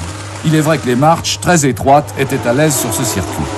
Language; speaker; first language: French; native; French